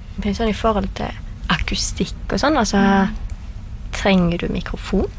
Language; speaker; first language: Norwegian; native; Norwegian